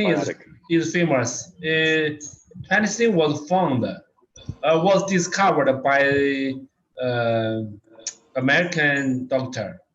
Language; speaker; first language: English; non-native, learner; Chinese